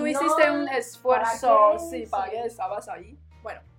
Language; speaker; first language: Spanish; non-native, learner; Chinese